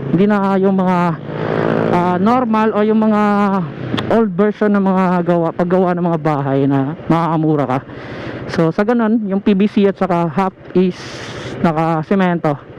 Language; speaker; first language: Filipino; non-native, local second language; Cebuano